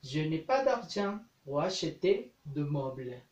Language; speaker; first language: French; non-native, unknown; Spanish